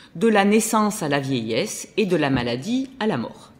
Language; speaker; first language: French; native; French